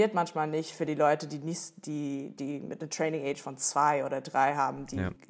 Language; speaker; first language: German; non-native, fluent; English